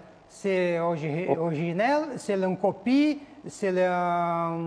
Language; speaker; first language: French; non-native, learner; Portuguese